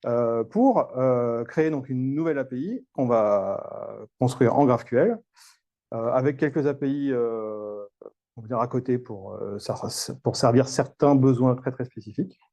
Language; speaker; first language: French; native; French